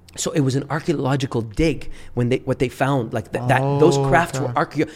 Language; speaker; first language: English; early bilingual, other home language; Arabic